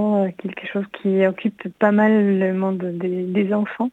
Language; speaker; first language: French; non-native, fluent; Hebrew